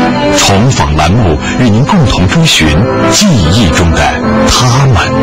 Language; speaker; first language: Chinese; native; Chinese